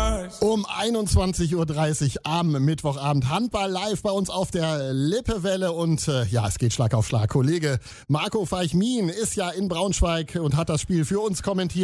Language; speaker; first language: German; native; German